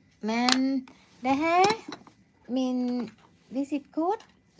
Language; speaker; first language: Swedish; non-native, learner; Thai